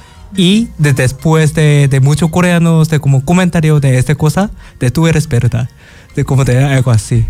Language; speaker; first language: Spanish; non-native, learner; Korean